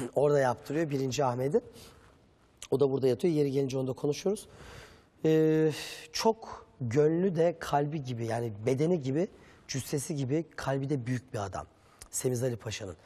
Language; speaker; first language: Turkish; native; Turkish